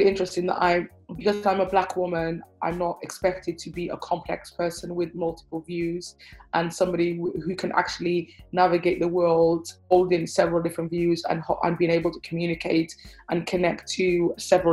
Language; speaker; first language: English; native; English